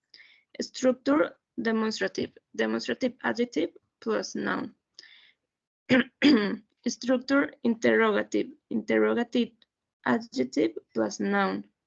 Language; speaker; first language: English; non-native, learner; Spanish